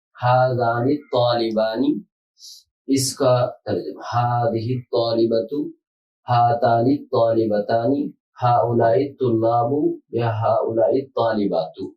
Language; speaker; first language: Urdu; native; Urdu